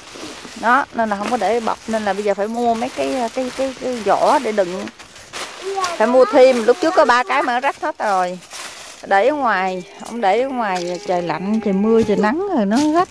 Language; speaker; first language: Vietnamese; native; Vietnamese